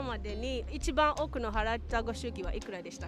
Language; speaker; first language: Japanese; non-native, learner; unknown